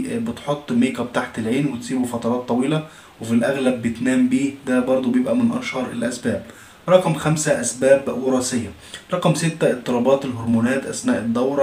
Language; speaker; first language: Arabic; native; Arabic